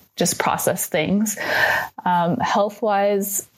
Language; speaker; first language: English; native; English